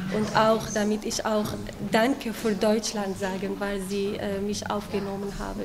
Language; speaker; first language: German; non-native, learner; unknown